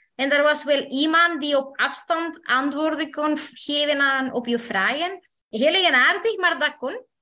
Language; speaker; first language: Dutch; non-native, fluent; Spanish